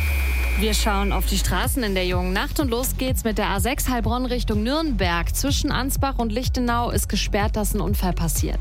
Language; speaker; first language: German; native; German